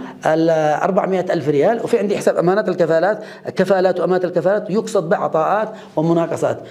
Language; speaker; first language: Arabic; native; Arabic